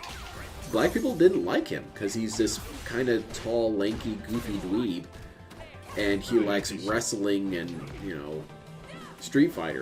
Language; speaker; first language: English; native; English